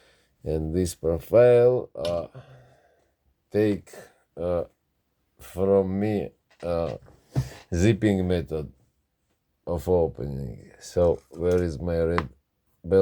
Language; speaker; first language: English; non-native, learner; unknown